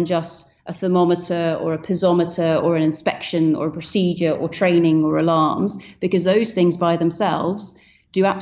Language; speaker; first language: English; native; English